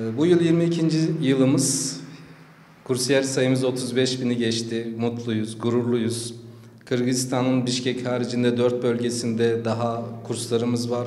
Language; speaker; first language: Turkish; native; Turkish